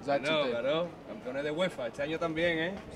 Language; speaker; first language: Spanish; native; Spanish